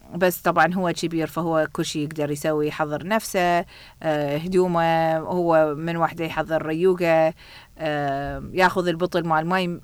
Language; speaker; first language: Arabic; early bilingual, heritage; Arabic